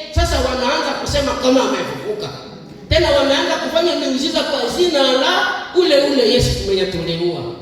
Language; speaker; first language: Swahili; non-native, local second language; Nande